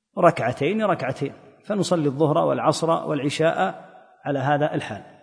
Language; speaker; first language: Arabic; native; Arabic